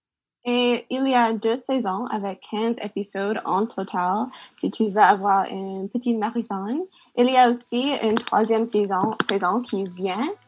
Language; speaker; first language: French; non-native, learner; English